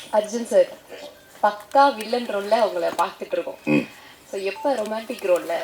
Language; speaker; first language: Tamil; native; Tamil